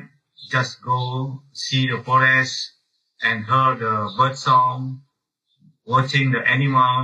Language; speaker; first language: English; non-native, learner; Indonesian